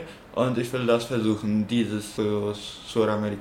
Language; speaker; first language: German; non-native, local second language; Plautdietsch